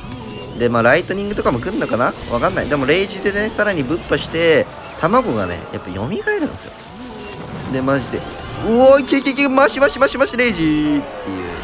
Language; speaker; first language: Japanese; native; Japanese